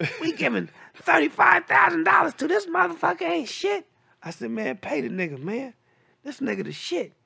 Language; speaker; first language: English; native; English